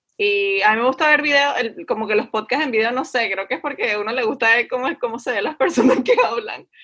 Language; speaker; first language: Spanish; native; Spanish